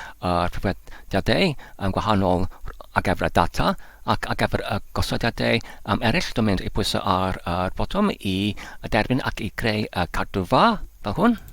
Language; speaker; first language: Welsh; non-native, learner; English